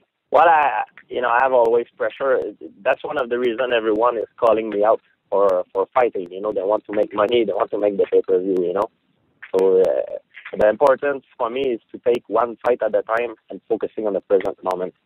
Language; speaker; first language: English; non-native, fluent; French